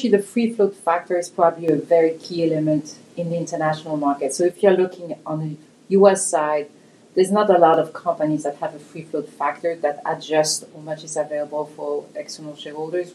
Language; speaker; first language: English; non-native, fluent; French